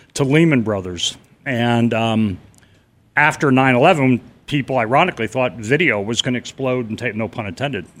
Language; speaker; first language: English; native; English